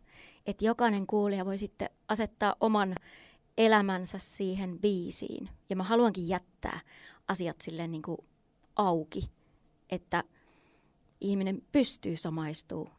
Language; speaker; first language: Finnish; native; Finnish